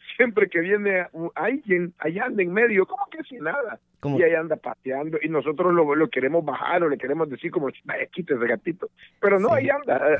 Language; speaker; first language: Spanish; native; Spanish